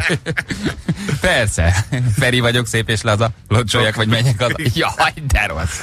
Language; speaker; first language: Hungarian; native; Hungarian